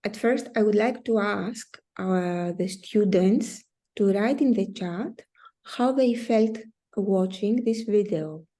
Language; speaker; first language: English; non-native, fluent; Greek